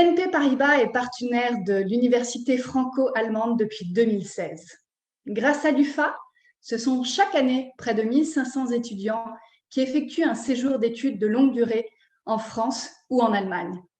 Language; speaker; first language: French; native; French